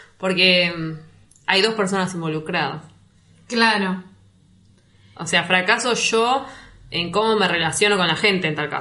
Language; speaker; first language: Spanish; native; Spanish